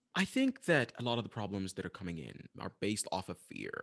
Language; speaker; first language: English; non-native, fluent; Arabic